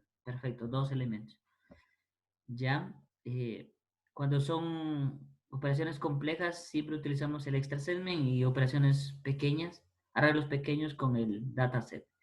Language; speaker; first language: Spanish; native; Spanish